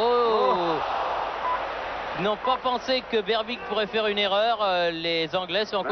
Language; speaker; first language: French; native; French